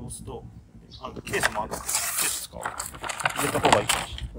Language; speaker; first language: Japanese; non-native, fluent; Thai